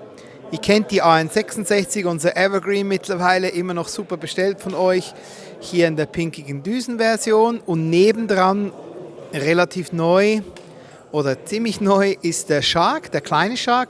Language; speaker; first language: German; native; German